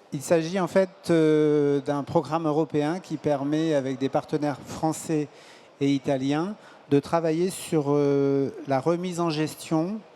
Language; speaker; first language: French; native; French